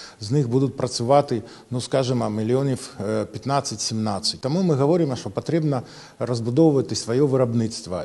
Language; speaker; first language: Ukrainian; non-native, local second language; Russian